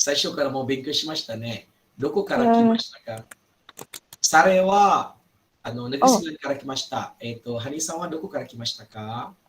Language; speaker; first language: Japanese; non-native, fluent; Malay